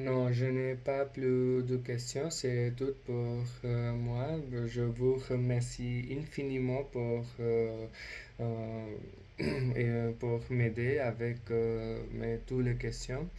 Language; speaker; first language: French; non-native, learner; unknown